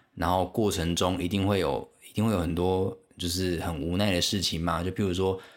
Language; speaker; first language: Chinese; non-native, local second language; Min Nan Chinese